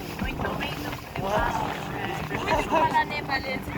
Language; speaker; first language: Portuguese; non-native, learner; Nepali